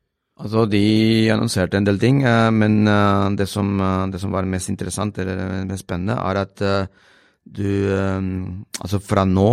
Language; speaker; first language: Norwegian; non-native, fluent; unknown